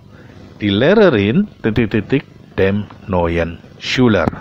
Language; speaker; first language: German; non-native, fluent; Indonesian